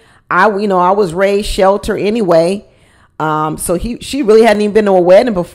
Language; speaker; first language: English; native; English